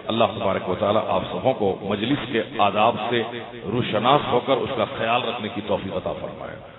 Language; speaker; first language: Urdu; non-native, local second language; Odia